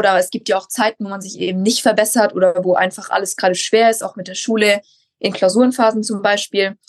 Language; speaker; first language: German; native; German